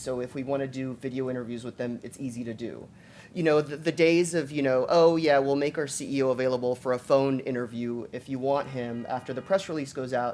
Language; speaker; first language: English; native; English